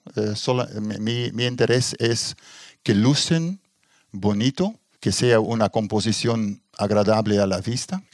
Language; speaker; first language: Spanish; non-native, fluent; Dutch